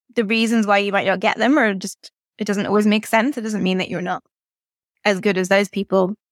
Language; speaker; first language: English; native; English